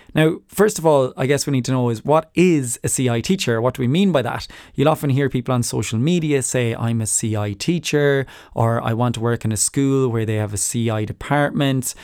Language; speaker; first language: English; native; English